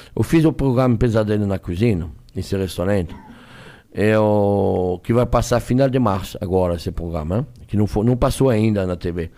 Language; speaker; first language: Portuguese; non-native, fluent; French